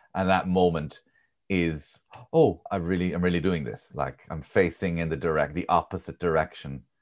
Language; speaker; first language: English; native; English